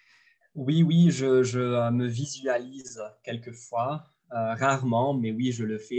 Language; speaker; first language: French; non-native, local second language; Arabic